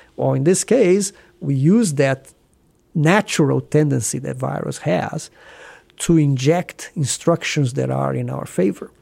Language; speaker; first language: English; non-native, fluent; Portuguese